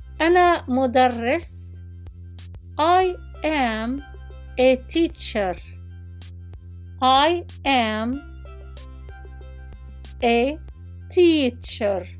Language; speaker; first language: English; non-native, fluent; Arabic